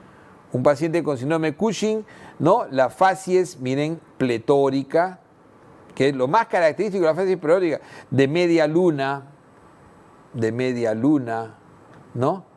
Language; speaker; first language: Spanish; native; Spanish